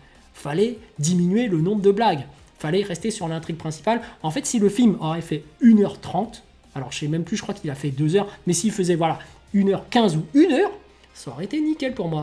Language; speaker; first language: French; native; French